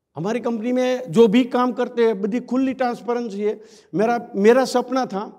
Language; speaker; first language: Hindi; non-native, local second language; Gujarati